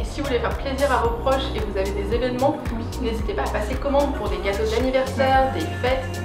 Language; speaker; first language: French; native; French